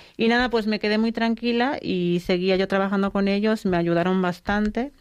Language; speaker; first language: Spanish; native; Spanish